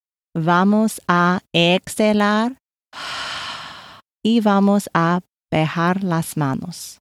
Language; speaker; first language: Spanish; non-native, learner; English